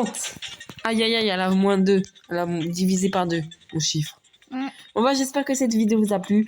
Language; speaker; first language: French; native; French